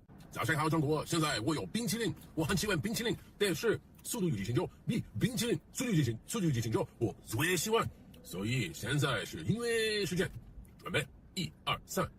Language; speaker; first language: Chinese; non-native, learner; English